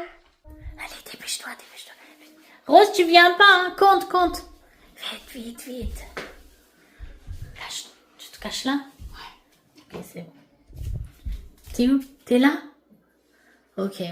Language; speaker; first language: French; non-native, learner; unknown